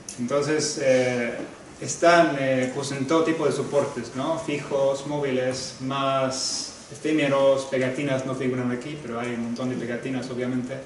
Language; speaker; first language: Spanish; non-native, fluent; Swedish